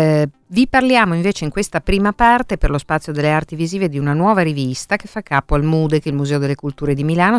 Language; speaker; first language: Italian; native; Italian